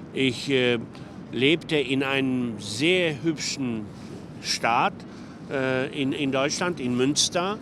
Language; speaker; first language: German; non-native, fluent; Polish